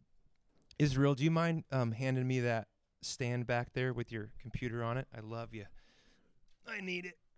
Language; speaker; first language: English; native; English